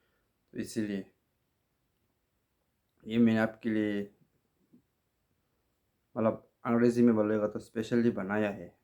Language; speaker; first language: Hindi; non-native, local second language; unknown